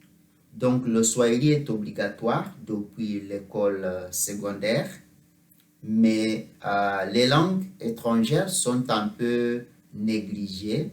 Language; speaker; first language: French; non-native, fluent; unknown